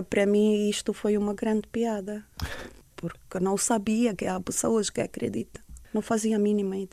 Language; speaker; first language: Portuguese; non-native, fluent; Estonian